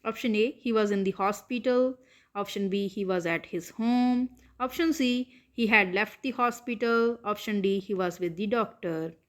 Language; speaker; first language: English; non-native, local second language; Punjabi